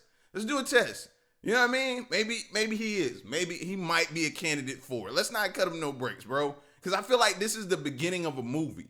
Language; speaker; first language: English; native; English